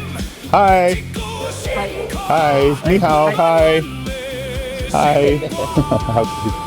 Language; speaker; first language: Chinese; non-native, fluent; English